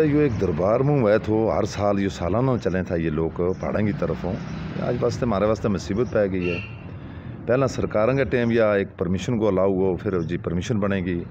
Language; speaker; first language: Hindi; non-native, local second language; Gujari